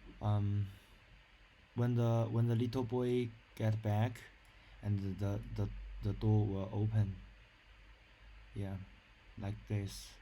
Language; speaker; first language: English; non-native, learner; Chinese